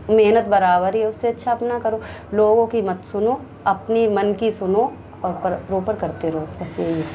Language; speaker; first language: Hindi; native; Hindi